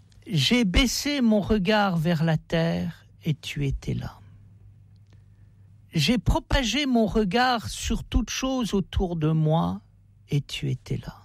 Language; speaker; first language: French; native; French